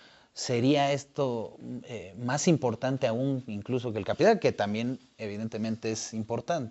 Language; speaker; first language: Spanish; native; Spanish